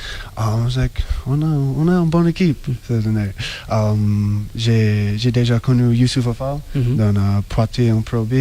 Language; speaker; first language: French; non-native, learner; English